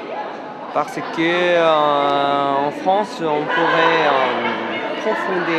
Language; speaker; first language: French; non-native, learner; Korean